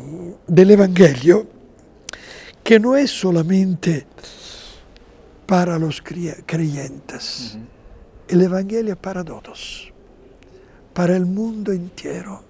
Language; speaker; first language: Spanish; non-native, fluent; Italian